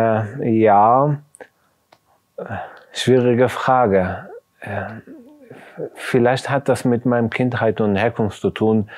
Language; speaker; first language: German; non-native, fluent; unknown